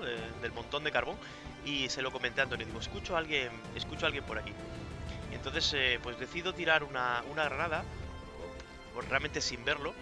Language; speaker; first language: Spanish; native; Spanish